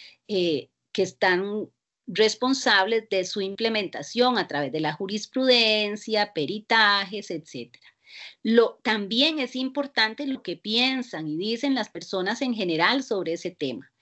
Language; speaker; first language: Spanish; native; Spanish